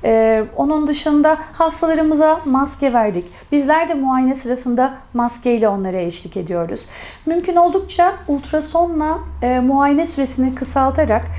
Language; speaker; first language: Turkish; native; Turkish